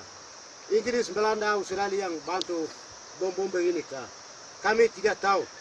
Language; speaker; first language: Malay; non-native, local second language; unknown